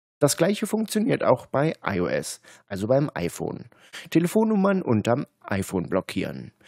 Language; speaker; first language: German; native; German